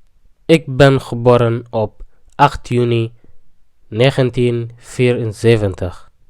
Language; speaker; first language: Dutch; non-native, fluent; Tigrinya